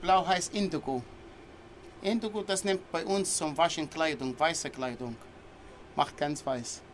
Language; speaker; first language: German; non-native, learner; Arabic